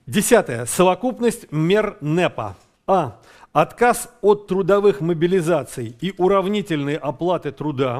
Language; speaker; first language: Russian; native; Russian